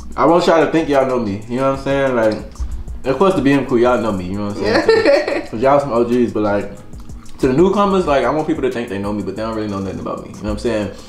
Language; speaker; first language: English; native; English